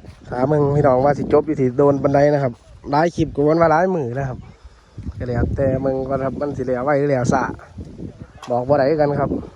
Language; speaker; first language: Thai; non-native, local second language; Northeastern Thai